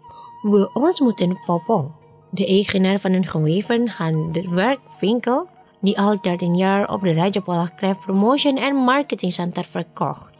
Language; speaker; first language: Dutch; non-native, fluent; Indonesian